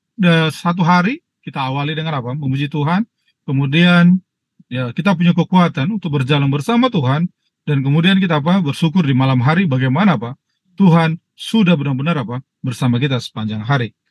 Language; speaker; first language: Indonesian; native; Indonesian